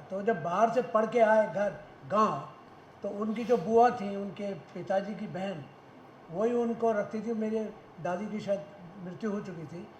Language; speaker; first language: Hindi; native; Hindi